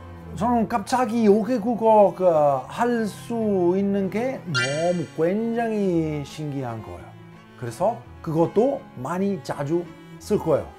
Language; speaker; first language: Korean; non-native, learner; Italian